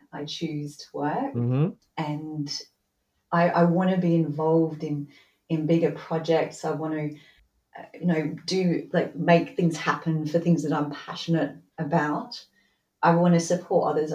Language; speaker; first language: English; native; English